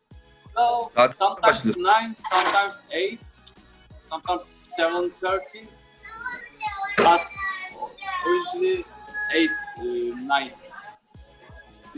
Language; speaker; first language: English; non-native, learner; Turkish